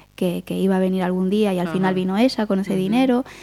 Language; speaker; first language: Spanish; native; Spanish